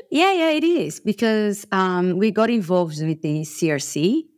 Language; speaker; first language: English; non-native, fluent; Portuguese